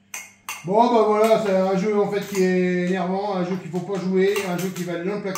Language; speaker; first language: French; native; French